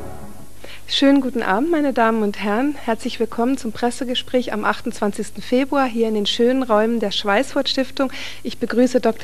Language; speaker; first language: German; native; German